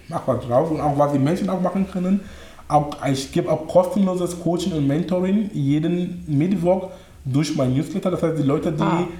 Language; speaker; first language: German; non-native, fluent; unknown